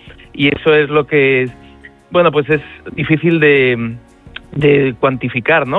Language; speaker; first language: Spanish; native; Spanish